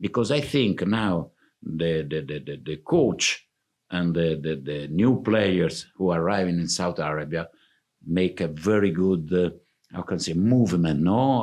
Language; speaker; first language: English; non-native, fluent; Italian